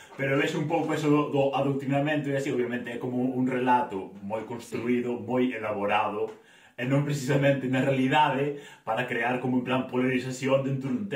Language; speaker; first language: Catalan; non-native, learner; Galician